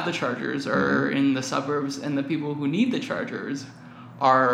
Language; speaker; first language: English; native; English